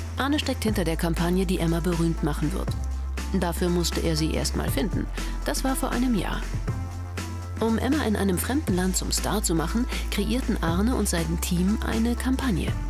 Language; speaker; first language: German; native; German